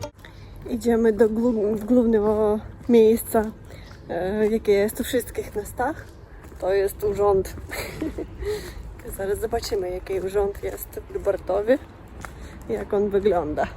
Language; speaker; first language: Polish; non-native, fluent; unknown